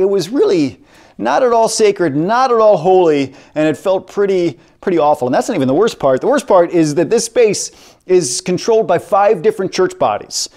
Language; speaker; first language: English; native; English